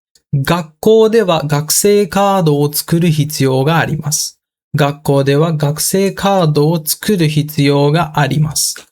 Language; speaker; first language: Japanese; non-native, fluent; Sinhala